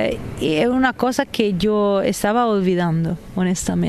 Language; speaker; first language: Spanish; non-native, fluent; Italian